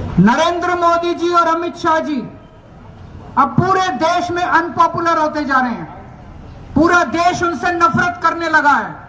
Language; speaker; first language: Hindi; native; Hindi